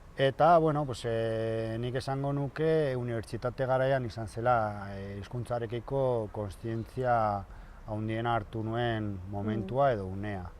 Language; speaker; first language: Basque; non-native, local second language; Spanish